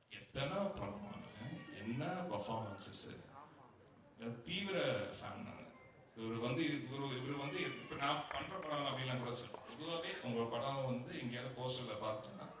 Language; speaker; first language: Tamil; native; Tamil